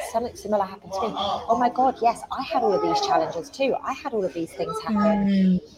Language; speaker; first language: English; native; English